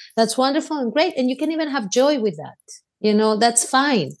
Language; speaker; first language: English; non-native, fluent; Spanish